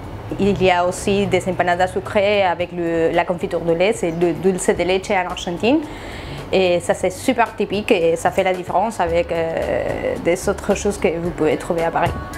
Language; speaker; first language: French; non-native, fluent; Spanish